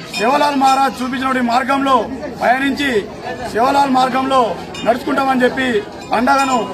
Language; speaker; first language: Telugu; non-native, local second language; Lambadi